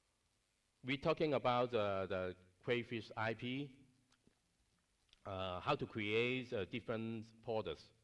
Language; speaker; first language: English; non-native, learner; Cantonese